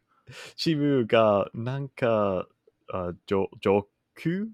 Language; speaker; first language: Japanese; non-native, learner; English